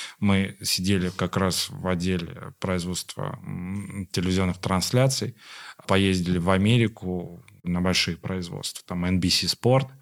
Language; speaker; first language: Russian; non-native, local second language; Armenian